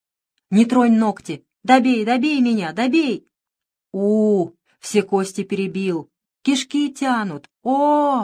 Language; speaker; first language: Russian; native; Russian